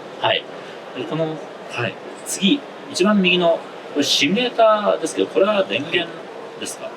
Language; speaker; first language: Japanese; native; Japanese